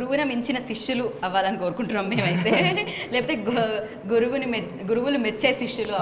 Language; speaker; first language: Telugu; native; Telugu